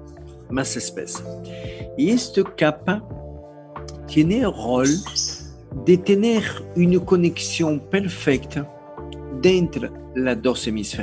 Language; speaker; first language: Spanish; non-native, learner; French